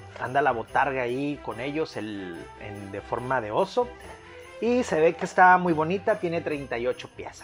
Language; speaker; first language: Spanish; native; Spanish